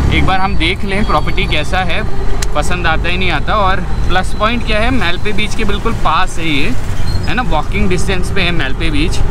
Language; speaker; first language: Hindi; native; Hindi